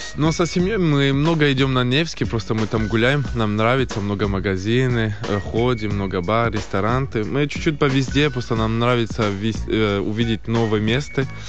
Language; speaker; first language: Russian; early bilingual, heritage; Russian